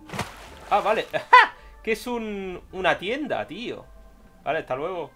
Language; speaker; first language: Spanish; native; Spanish